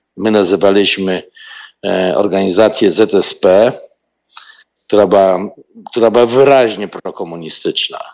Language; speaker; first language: Polish; native; Polish